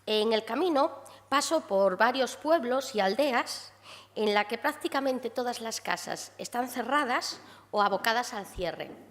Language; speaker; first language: Spanish; non-native, local second language; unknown